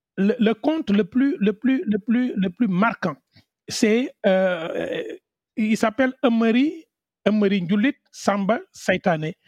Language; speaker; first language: French; non-native, local second language; Wolof